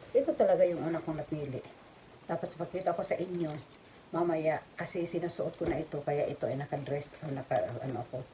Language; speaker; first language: Filipino; non-native, local second language; Cebuano